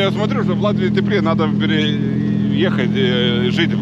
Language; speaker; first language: Russian; non-native, fluent; Lithuanian